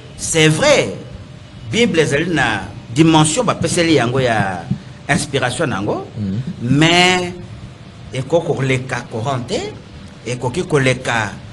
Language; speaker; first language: Lingala; non-native, local second language; Luba-Lulua